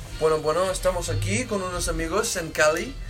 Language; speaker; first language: Spanish; non-native, learner; English